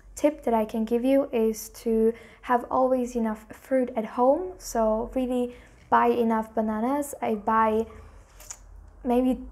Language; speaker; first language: English; non-native, fluent; German